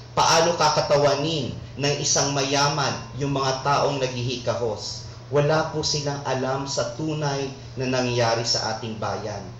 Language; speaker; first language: Filipino; non-native, local second language; Bikol